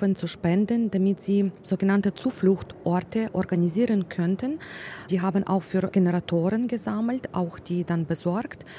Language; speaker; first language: German; non-native, fluent; Ukrainian